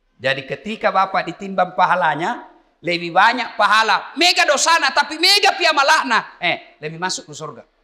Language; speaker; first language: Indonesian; non-native, local second language; Buginese